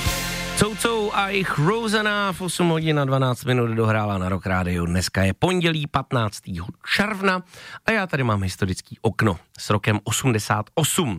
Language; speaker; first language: Czech; native; Czech